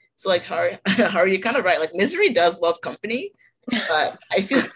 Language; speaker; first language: English; native; English